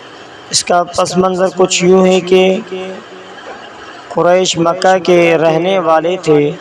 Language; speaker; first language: Urdu; native; Urdu